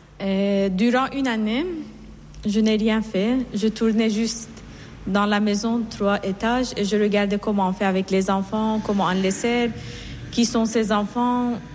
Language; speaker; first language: French; non-native, fluent; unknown